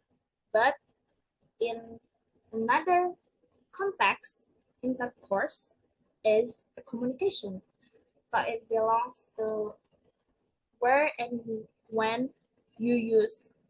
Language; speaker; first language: English; non-native, learner; Indonesian